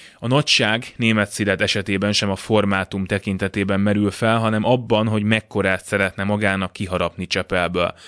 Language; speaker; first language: Hungarian; native; Hungarian